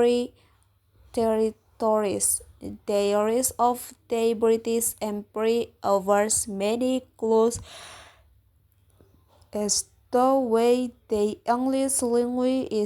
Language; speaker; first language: English; non-native, learner; Indonesian